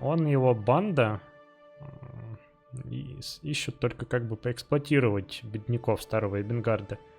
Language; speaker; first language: Russian; native; Russian